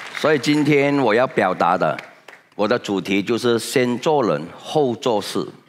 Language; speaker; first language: Chinese; native; Chinese